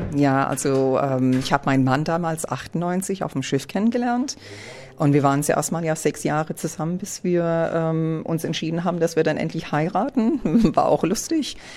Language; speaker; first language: German; early bilingual, heritage; English